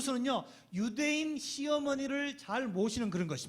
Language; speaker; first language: Korean; native; Korean